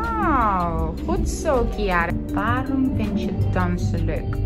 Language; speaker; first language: Dutch; non-native, local second language; Papiamento